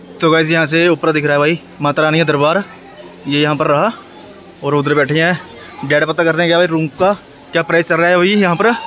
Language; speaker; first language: Hindi; non-native, local second language; Punjabi